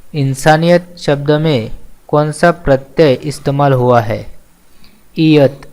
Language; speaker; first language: Hindi; non-native, local second language; Gujarati